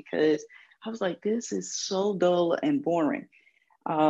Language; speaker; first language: English; native; English